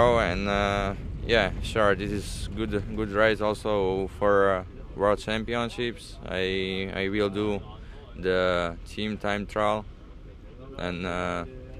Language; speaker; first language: English; non-native, learner; Slovak